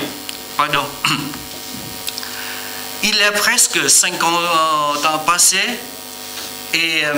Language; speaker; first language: French; non-native, learner; Vietnamese